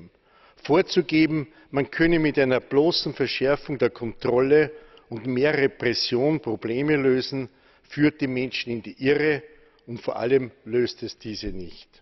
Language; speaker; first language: German; native; German